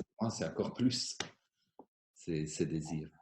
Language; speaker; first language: French; non-native, fluent; Italian